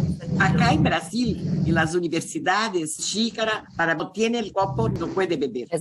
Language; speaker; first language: Spanish; non-native, learner; Portuguese